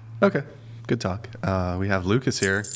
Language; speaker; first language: English; native; English